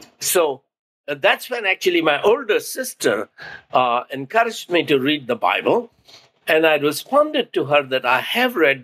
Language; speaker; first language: English; non-native, local second language; Hindi